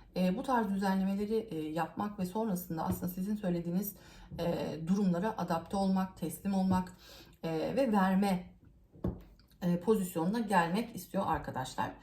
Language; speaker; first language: Turkish; native; Turkish